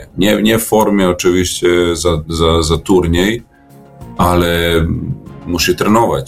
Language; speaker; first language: Polish; non-native, learner; Serbian